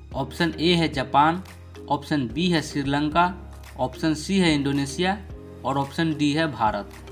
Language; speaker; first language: Hindi; native; Hindi